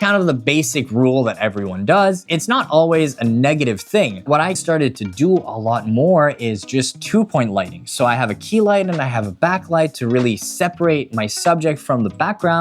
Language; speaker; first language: English; native; English